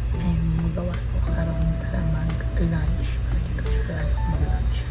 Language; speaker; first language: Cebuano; native; Cebuano